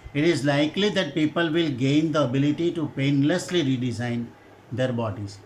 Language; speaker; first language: English; non-native, local second language; Gujarati